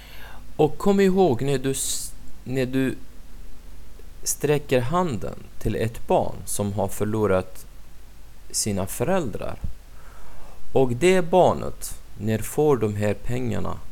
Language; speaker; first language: Swedish; non-native, fluent; Arabic